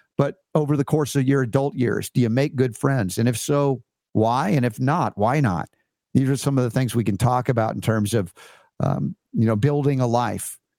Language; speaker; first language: English; native; English